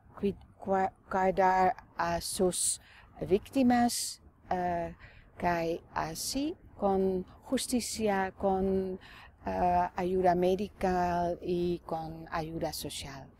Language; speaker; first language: Spanish; non-native, learner; Dutch